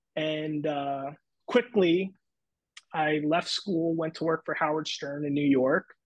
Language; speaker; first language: English; native; English